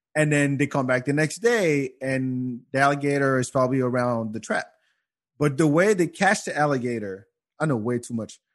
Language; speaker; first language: English; non-native, fluent; Wolof